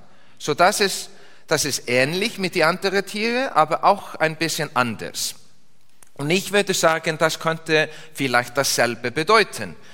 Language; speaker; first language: German; non-native, learner; English